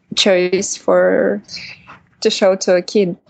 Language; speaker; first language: English; non-native, fluent; Russian